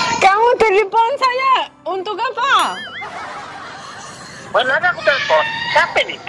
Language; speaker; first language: Indonesian; non-native, learner; Russian